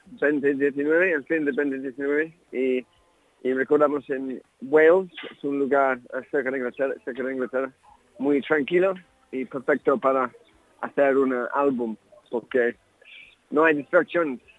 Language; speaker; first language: Spanish; non-native, learner; English